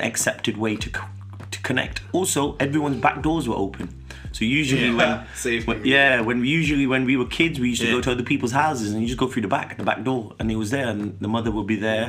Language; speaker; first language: English; native; English